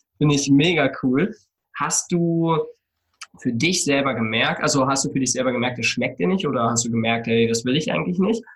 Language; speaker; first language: German; native; German